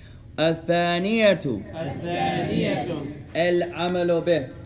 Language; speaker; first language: Arabic; non-native, fluent; English